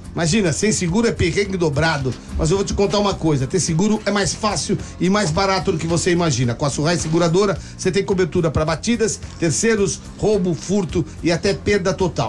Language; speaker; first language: Portuguese; native; Portuguese